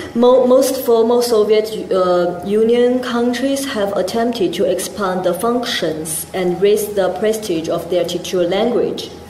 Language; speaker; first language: English; non-native, fluent; Chinese